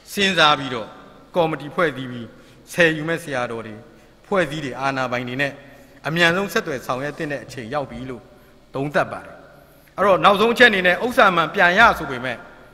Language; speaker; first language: Burmese; non-native, local second language; Mon